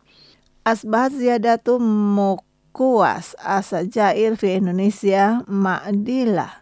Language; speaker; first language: Arabic; non-native, fluent; Indonesian